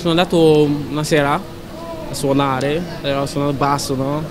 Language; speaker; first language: Italian; non-native, learner; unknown